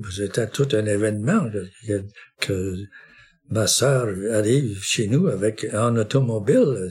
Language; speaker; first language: French; non-native, local second language; English